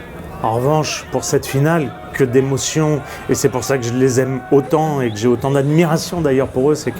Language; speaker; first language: French; native; French